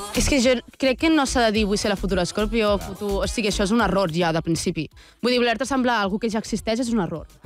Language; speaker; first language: Catalan; non-native, local second language; Spanish